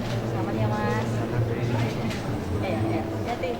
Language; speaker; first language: Indonesian; native; Indonesian